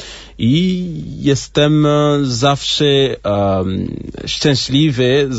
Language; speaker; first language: Polish; non-native, learner; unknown